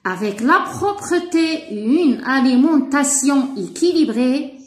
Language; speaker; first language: French; non-native, local second language; Arabic